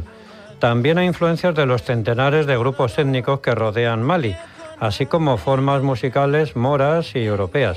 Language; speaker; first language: Spanish; native; Spanish